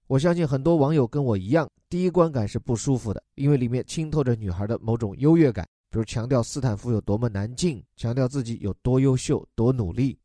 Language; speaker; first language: Chinese; native; Chinese